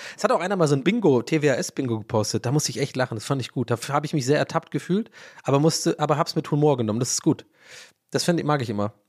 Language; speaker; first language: German; early bilingual, other home language; English